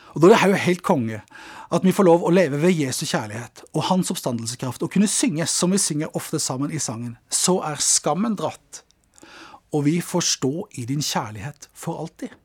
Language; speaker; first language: Norwegian; native; Norwegian